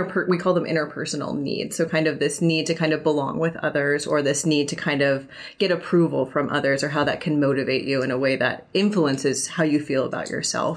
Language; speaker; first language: English; native; English